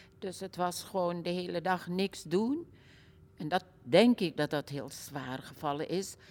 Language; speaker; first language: Dutch; early bilingual, other home language; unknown